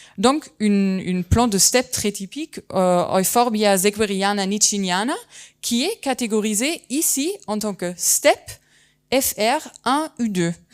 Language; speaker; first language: French; non-native, fluent; German